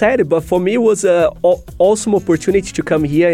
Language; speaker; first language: English; non-native, fluent; Portuguese